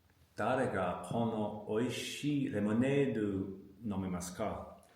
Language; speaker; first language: Japanese; non-native, learner; English